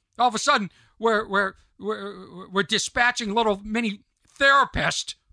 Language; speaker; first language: English; native; English